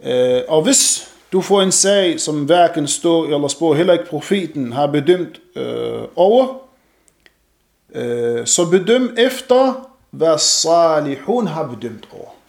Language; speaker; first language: Danish; non-native, fluent; Arabic